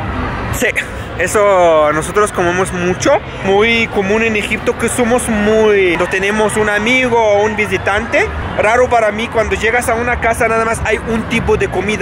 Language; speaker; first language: Spanish; non-native, learner; Arabic